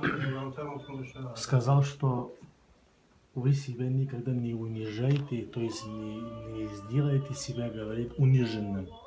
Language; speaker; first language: Russian; non-native, local second language; Tajik